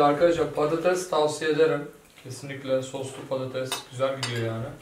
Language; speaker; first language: Turkish; native; Turkish